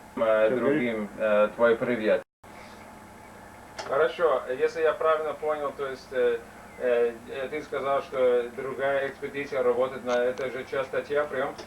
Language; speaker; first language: Russian; non-native, fluent; English